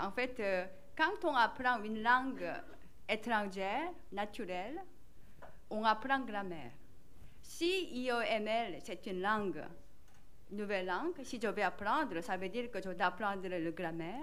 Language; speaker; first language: French; non-native, learner; Korean